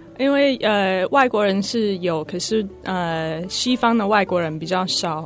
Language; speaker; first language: Chinese; non-native, fluent; English